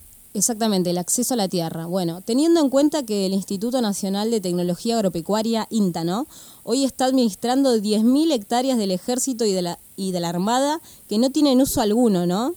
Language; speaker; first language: Spanish; native; Spanish